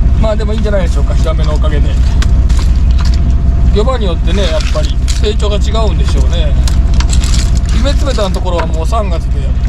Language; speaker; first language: Japanese; native; Japanese